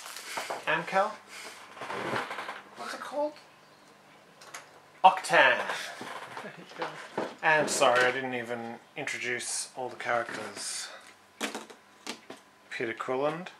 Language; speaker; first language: English; native; English